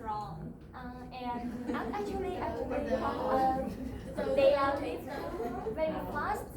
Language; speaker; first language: English; non-native, learner; Vietnamese